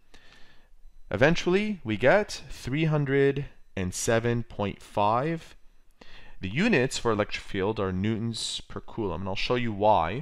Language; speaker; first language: English; native; English